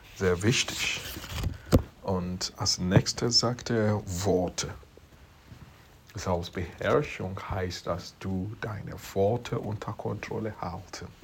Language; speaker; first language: German; non-native, fluent; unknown